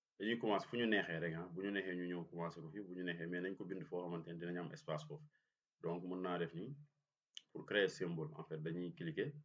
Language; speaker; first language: Wolof; non-native, local second language; Serer